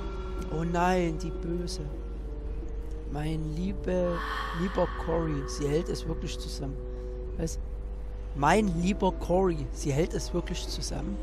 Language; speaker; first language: German; native; German